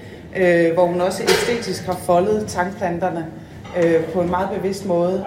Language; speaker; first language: Danish; native; Danish